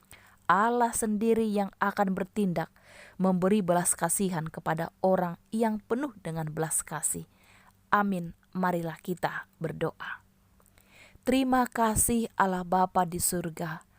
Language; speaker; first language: Malay; native; Malay